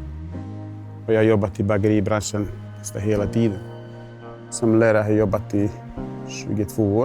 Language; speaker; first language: Swedish; non-native, fluent; Bosnian